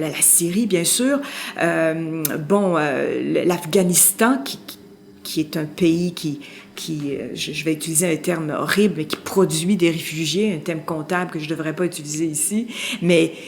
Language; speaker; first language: French; native; French